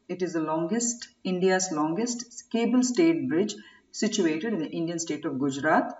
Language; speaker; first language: English; non-native, local second language; Kannada